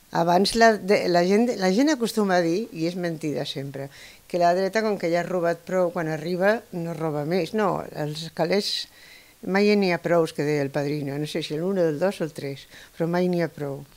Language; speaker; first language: Catalan; non-native, local second language; Spanish